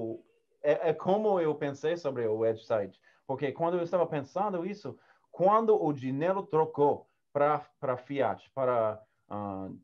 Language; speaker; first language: Portuguese; non-native, learner; English